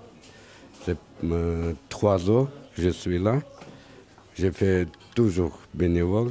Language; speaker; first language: French; non-native, learner; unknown